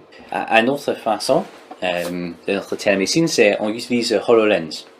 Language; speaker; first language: French; non-native, learner; English